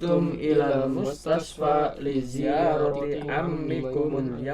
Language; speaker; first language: Arabic; non-native, learner; Indonesian